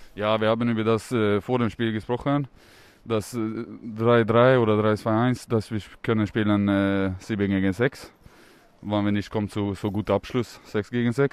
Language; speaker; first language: German; non-native, learner; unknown